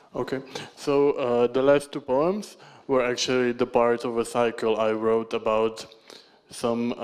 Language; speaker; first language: English; non-native, fluent; Slovenian